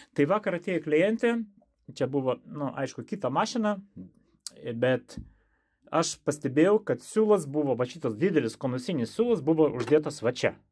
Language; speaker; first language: Lithuanian; non-native, local second language; Russian